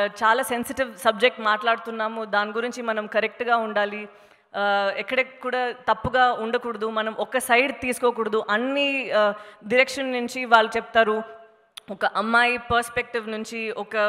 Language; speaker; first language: Telugu; non-native, fluent; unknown